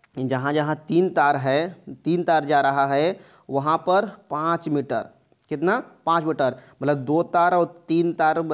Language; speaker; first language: Hindi; native; Hindi